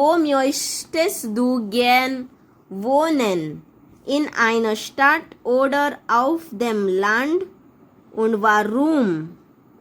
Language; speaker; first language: German; non-native, fluent; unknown